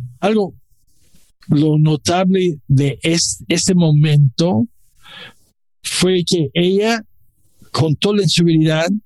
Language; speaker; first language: Spanish; non-native, learner; English